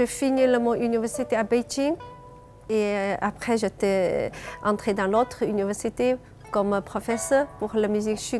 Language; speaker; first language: French; non-native, learner; Chinese